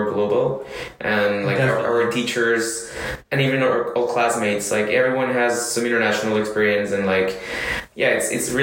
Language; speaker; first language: English; non-native, fluent; Spanish